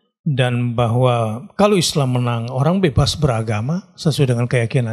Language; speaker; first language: Indonesian; native; Indonesian